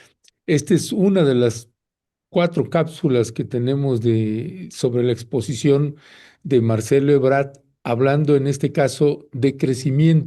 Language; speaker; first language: Spanish; native; Spanish